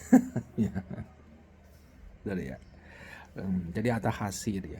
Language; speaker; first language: Indonesian; non-native, learner; Chinese